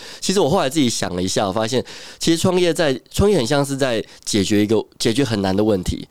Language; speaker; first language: Chinese; native; Chinese